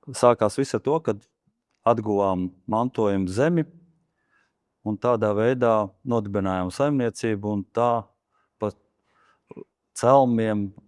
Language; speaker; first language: Latvian; native; Latvian